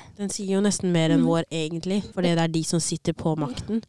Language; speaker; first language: Norwegian; native; Norwegian